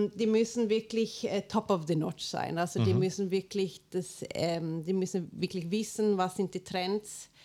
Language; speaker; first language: German; non-native, fluent; Swedish